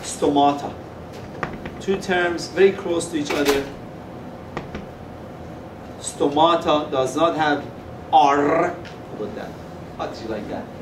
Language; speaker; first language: English; non-native, fluent; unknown